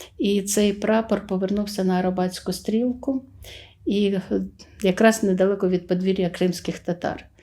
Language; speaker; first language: Ukrainian; native; Ukrainian